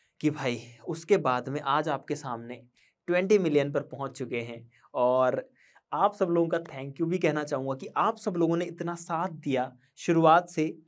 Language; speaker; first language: Hindi; native; Hindi